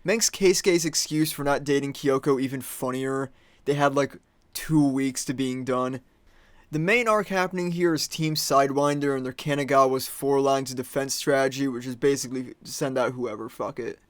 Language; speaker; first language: English; native; English